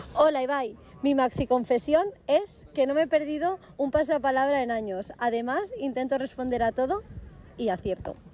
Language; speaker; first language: Spanish; non-native, fluent; English